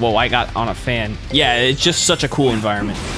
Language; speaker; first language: English; native; English